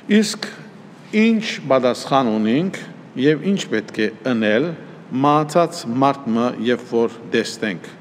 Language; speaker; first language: Armenian; native; Armenian